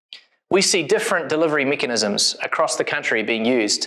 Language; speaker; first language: English; native; English